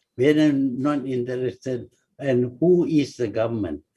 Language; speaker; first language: English; non-native, local second language; Malay